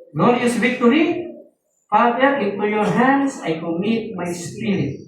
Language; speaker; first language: English; non-native, local second language; Filipino